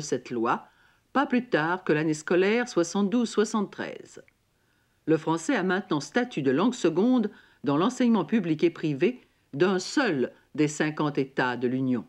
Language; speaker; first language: French; native; French